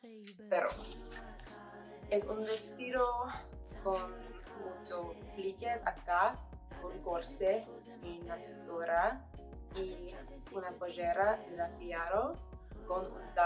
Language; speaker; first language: Spanish; non-native, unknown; English